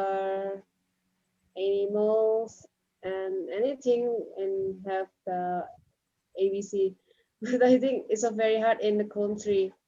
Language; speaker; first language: English; non-native, learner; Indonesian